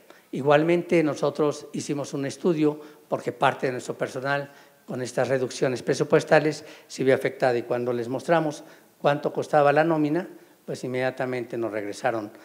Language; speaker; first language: Spanish; native; Spanish